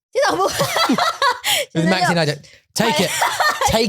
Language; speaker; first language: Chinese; non-native, learner; English